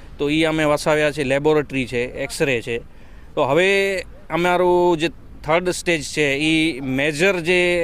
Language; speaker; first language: Gujarati; non-native, local second language; Kachhi